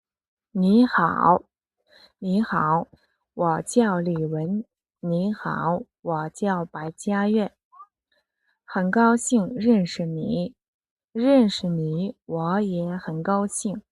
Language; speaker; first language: Chinese; non-native, fluent; Mongolian